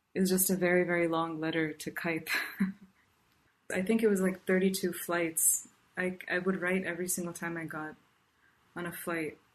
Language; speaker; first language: English; non-native, local second language; Tamil